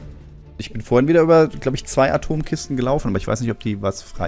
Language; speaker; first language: German; native; German